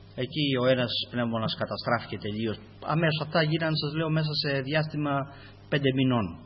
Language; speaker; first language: Greek; native; Greek